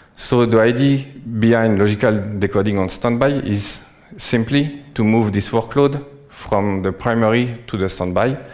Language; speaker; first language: English; non-native, fluent; French